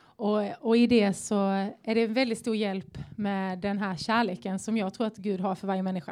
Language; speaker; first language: Swedish; native; Swedish